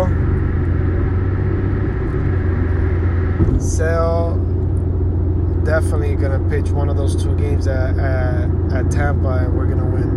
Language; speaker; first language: English; non-native, fluent; Spanish